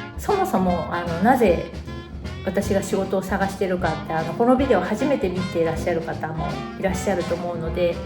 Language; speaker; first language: Japanese; native; Japanese